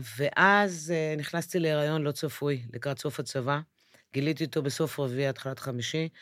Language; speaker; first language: Hebrew; early bilingual, other home language; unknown